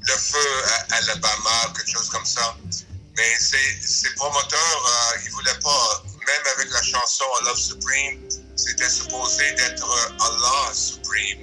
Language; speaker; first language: French; early bilingual, other home language; English